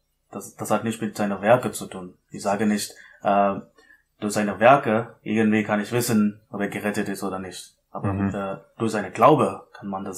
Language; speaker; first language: German; non-native, learner; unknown